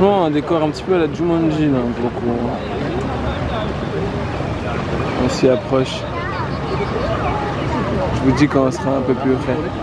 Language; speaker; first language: French; native; French